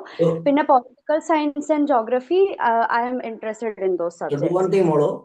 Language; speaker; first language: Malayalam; early bilingual, heritage; Malayalam